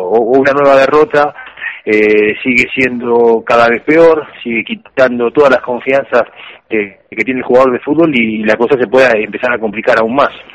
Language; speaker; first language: Spanish; native; Spanish